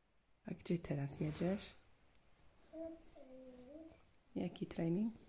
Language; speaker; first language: Polish; non-native, learner; English